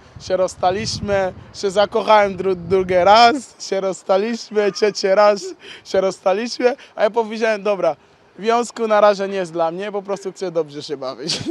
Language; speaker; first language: Polish; non-native, learner; Portuguese